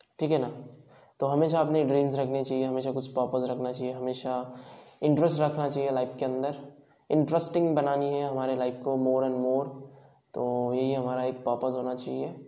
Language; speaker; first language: Hindi; non-native, local second language; Marathi